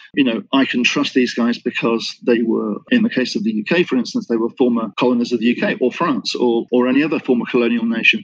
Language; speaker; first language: English; native; English